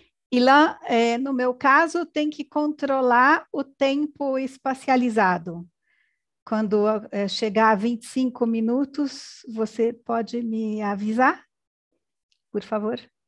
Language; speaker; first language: Portuguese; native; Portuguese